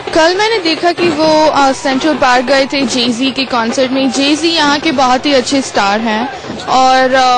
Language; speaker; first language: Hindi; non-native, local second language; Gujarati